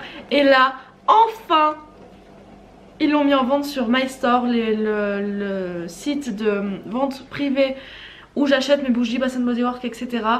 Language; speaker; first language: French; native; French